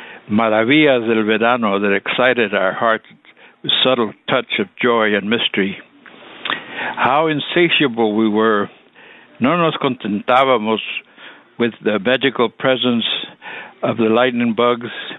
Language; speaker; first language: English; early bilingual, other home language; Spanish